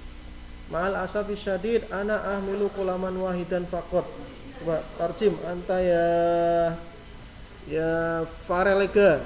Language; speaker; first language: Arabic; non-native, fluent; Indonesian